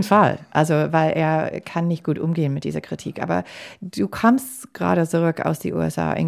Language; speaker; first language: German; non-native, fluent; English